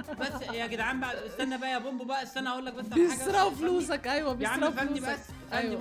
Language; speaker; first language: Arabic; native; Arabic